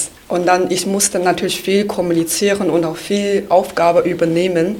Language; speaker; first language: German; non-native, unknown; Chinese